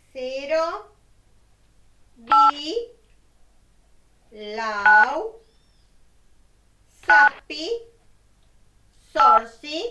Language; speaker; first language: Basque; non-native, learner; Spanish